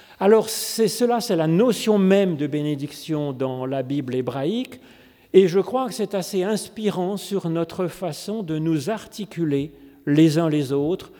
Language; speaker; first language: French; native; French